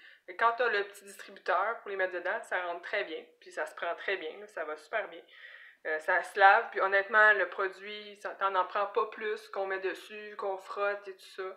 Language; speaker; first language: French; native; French